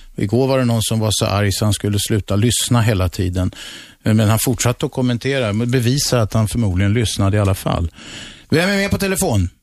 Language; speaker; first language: Swedish; native; Swedish